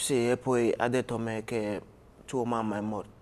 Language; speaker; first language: Italian; non-native, learner; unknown